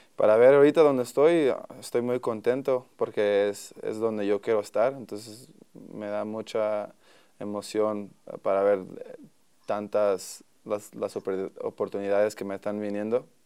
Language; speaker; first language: Spanish; early bilingual, heritage; Spanish